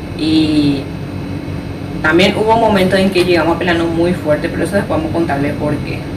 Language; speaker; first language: Spanish; native; Spanish